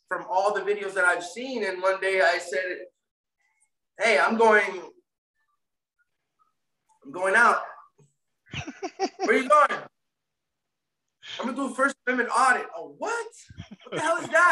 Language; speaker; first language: English; native; English